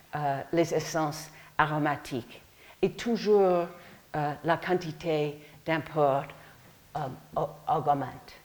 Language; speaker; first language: French; non-native, learner; English